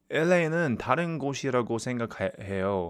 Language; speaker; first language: Korean; non-native, learner; English